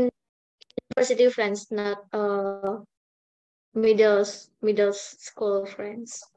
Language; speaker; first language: English; non-native, learner; Indonesian